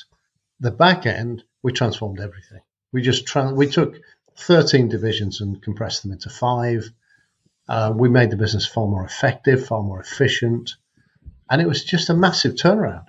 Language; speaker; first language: English; native; English